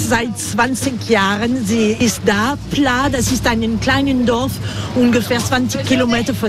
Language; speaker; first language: German; non-native, learner; French